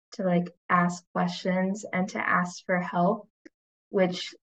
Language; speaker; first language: English; native; English